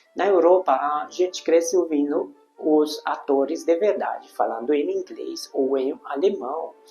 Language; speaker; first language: Portuguese; non-native, fluent; Hungarian